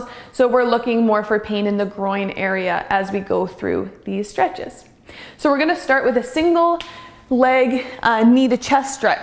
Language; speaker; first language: English; native; English